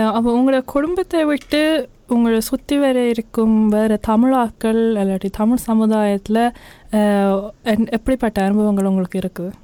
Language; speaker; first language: Tamil; early bilingual, heritage; Tamil